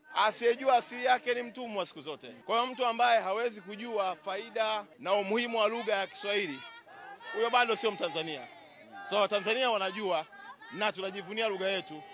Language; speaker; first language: Swahili; native; Swahili